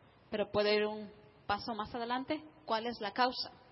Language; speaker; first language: Spanish; native; Spanish